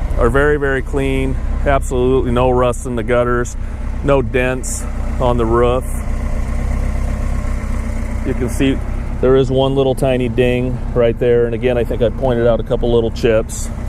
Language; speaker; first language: English; native; English